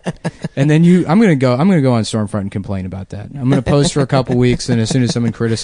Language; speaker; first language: English; native; English